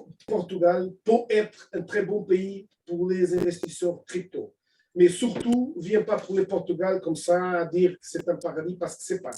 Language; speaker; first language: French; non-native, fluent; Portuguese